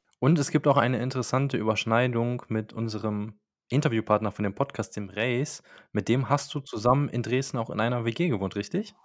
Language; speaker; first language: German; native; German